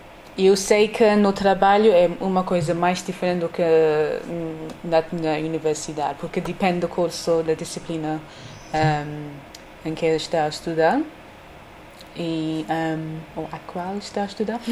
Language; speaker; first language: Portuguese; non-native, learner; English